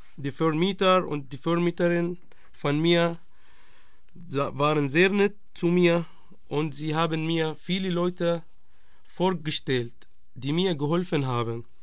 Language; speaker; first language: German; non-native, learner; Arabic